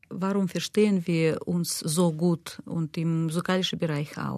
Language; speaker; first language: German; non-native, learner; Russian